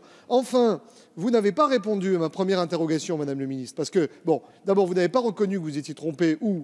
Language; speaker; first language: French; native; French